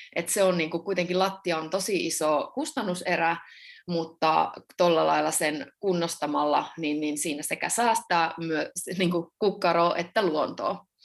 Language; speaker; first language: Finnish; native; Finnish